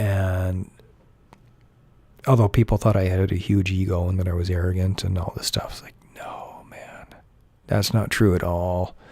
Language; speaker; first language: English; native; English